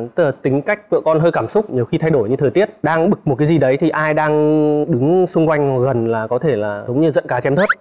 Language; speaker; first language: Vietnamese; native; Vietnamese